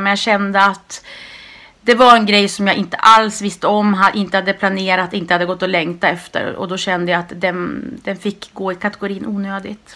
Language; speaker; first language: Swedish; native; Swedish